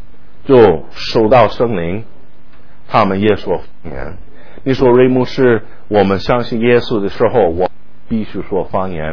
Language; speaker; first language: Chinese; non-native, fluent; English